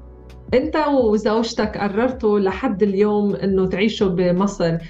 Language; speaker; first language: Arabic; native; Arabic